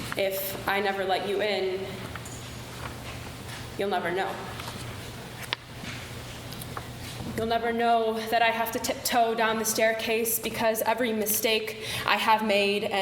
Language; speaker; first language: English; native; English